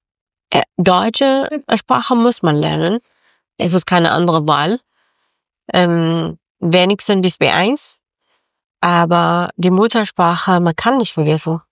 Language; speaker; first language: German; non-native, learner; Persian